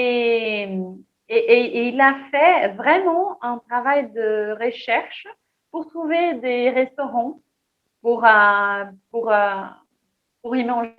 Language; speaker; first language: French; non-native, fluent; Portuguese